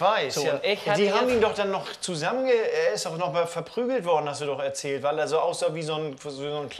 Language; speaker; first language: German; native; German